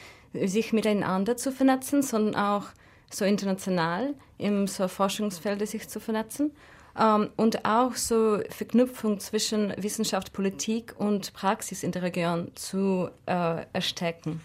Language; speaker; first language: German; non-native, fluent; Russian